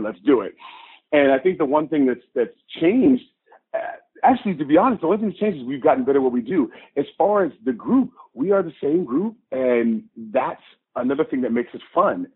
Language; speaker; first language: English; native; English